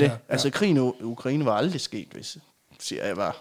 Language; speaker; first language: Danish; native; Danish